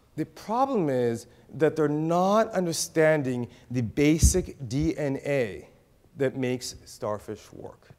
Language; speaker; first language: English; native; English